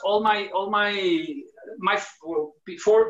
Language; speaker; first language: English; non-native, fluent; Spanish